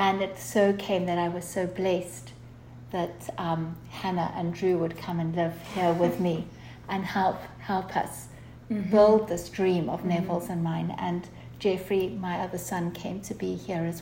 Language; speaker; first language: English; native; English